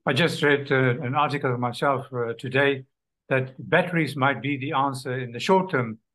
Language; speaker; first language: English; non-native, local second language; Afrikaans